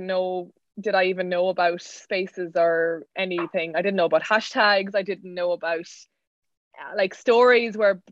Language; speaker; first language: English; native; English